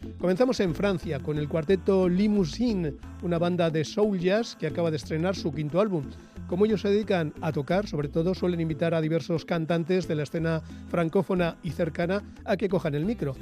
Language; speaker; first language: Spanish; native; Spanish